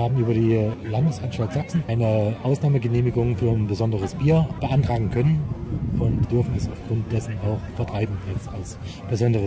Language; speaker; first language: German; native; German